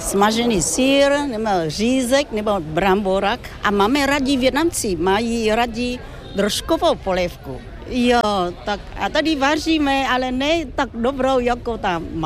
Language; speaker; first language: Czech; non-native, fluent; Vietnamese